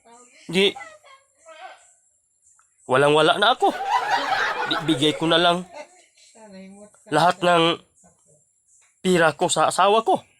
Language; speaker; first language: Filipino; non-native, local second language; Cebuano